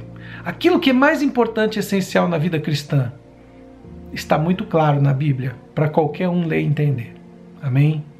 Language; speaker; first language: Portuguese; native; Portuguese